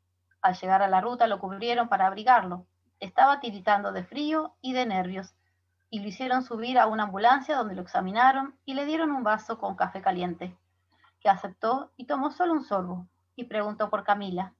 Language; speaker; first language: Spanish; native; Spanish